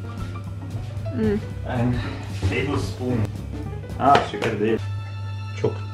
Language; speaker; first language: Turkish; non-native, learner; German